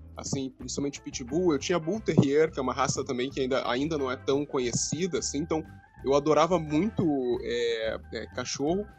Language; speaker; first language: Portuguese; native; Portuguese